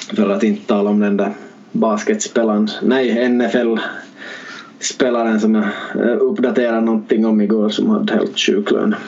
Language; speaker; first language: Swedish; native; Swedish